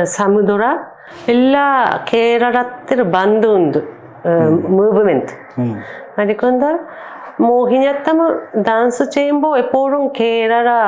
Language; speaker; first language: Malayalam; non-native, learner; Japanese